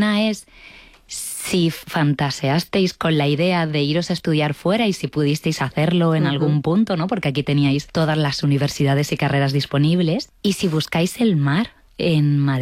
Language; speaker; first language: Spanish; native; Spanish